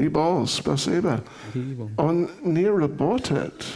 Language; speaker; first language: Russian; non-native, learner; English